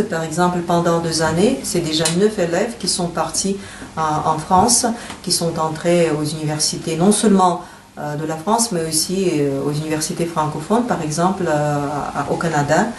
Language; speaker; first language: French; non-native, fluent; Russian